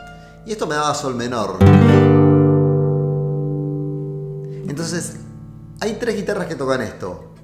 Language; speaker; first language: Spanish; native; Spanish